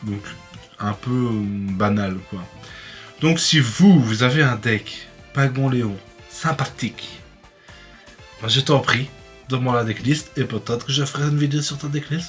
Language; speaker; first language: French; native; French